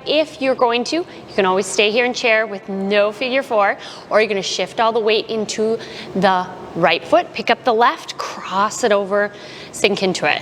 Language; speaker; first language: English; native; English